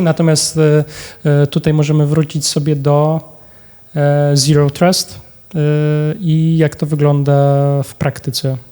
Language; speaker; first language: Polish; native; Polish